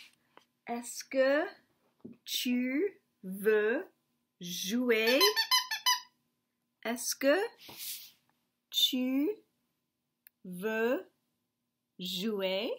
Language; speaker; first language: French; non-native, fluent; English